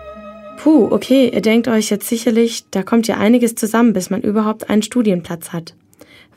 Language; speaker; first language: German; native; German